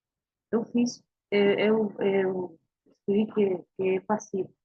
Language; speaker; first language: Portuguese; non-native, learner; Spanish